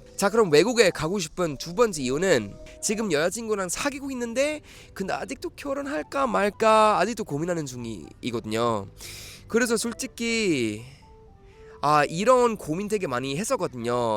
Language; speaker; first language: Korean; non-native, fluent; Swedish